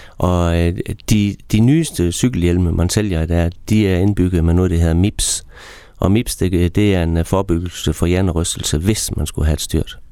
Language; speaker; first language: Danish; native; Danish